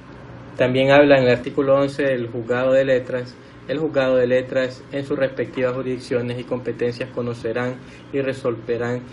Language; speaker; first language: Spanish; native; Spanish